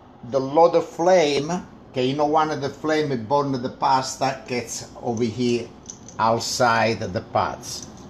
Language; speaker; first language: English; non-native, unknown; Italian